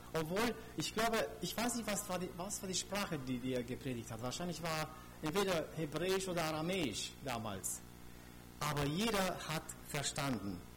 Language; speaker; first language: German; non-native, fluent; Romanian